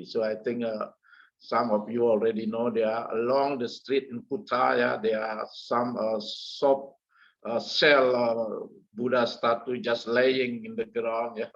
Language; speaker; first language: English; non-native, fluent; Indonesian